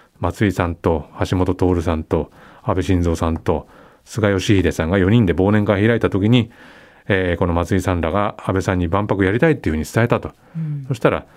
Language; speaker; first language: Japanese; native; Japanese